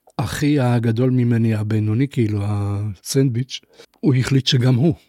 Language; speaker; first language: Hebrew; non-native, fluent; Polish